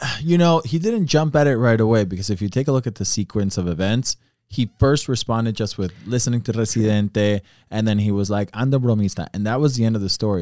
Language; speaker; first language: English; early bilingual, other home language; Spanish